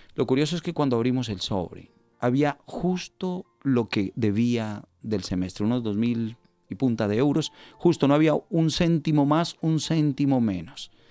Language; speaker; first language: Spanish; native; Spanish